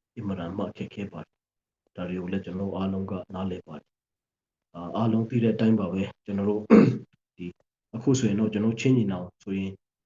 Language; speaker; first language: Burmese; non-native, local second language; Hakha Chin